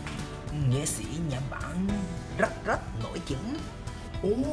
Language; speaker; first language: Vietnamese; non-native, learner; Japanese